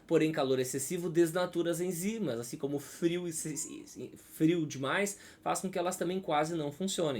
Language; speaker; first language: Portuguese; native; Portuguese